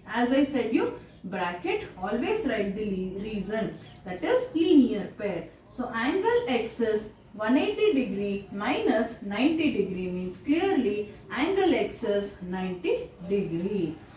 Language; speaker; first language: English; non-native, local second language; Kannada